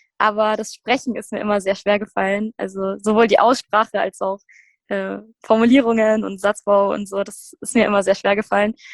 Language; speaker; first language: German; native; German